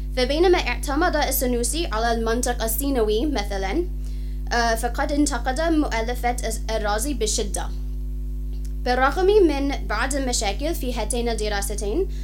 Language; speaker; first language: Arabic; non-native, fluent; English